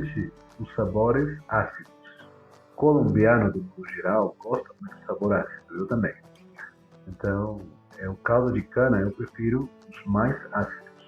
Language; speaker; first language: Portuguese; non-native, fluent; Spanish